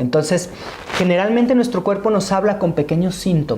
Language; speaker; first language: Spanish; native; Spanish